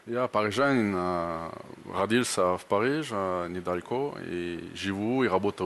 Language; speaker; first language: Russian; non-native, learner; French